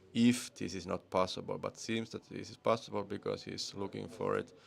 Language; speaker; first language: English; non-native, fluent; Finnish